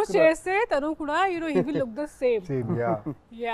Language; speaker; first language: Telugu; non-native, fluent; Hindi